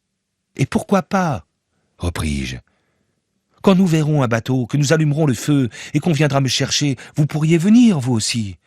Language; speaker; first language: French; native; French